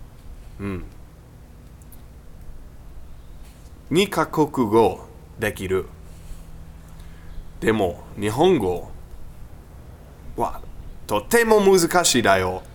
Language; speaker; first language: Japanese; non-native, learner; English